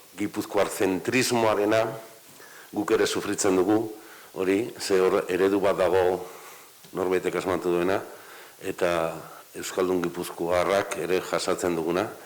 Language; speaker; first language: Basque; native; Basque